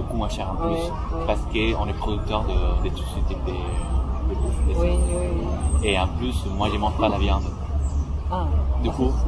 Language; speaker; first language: French; non-native, fluent; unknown